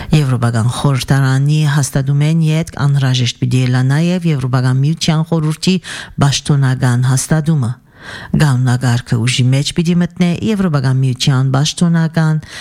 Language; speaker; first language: Armenian; early bilingual, heritage; Armenian